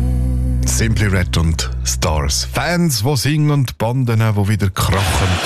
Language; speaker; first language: German; native; German